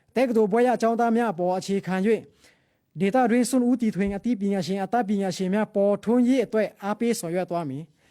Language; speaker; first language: Burmese; non-native, local second language; Pa'o Karen